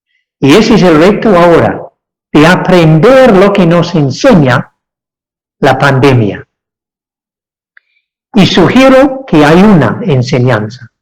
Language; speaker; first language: Spanish; non-native, fluent; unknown